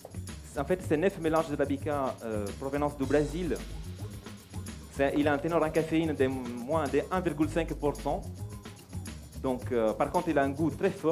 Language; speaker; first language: French; non-native, fluent; Italian